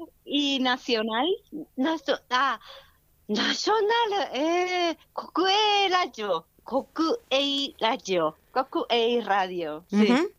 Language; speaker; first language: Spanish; non-native, learner; Japanese